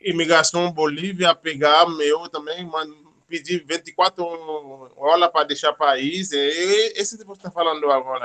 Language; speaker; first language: Portuguese; non-native, learner; Haitian Creole